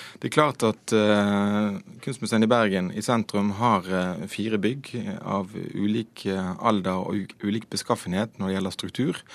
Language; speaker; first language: Norwegian; native; Norwegian